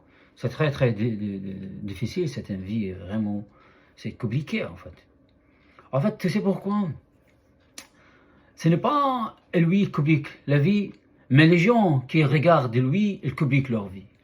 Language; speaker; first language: French; non-native, fluent; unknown